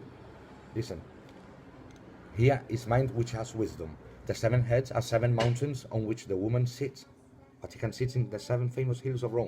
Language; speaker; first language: English; non-native, fluent; Spanish